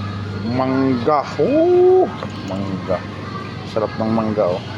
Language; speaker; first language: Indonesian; non-native, learner; Filipino